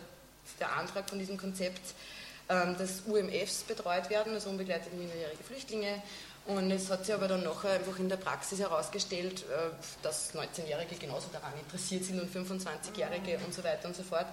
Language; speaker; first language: German; native; German